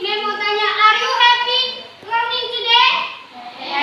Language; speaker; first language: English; non-native, learner; Indonesian